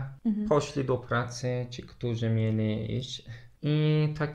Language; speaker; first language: Polish; non-native, learner; Turkish